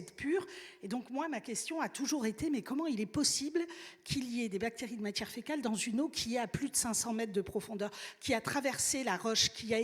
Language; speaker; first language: French; native; French